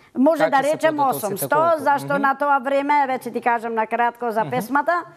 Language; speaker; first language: Macedonian; early bilingual, heritage; Macedonian